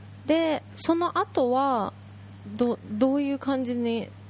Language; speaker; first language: Japanese; native; Japanese